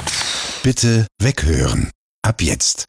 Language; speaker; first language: German; native; German